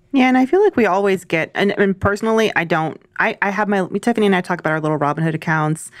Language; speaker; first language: English; native; English